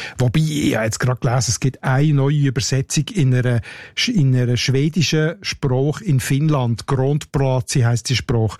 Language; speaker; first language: German; native; German